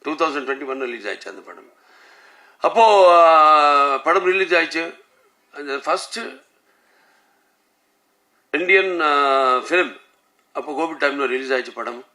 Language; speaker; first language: Tamil; non-native, learner; Telugu